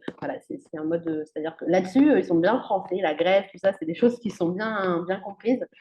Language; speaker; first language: French; native; French